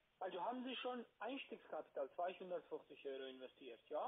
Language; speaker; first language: German; non-native, learner; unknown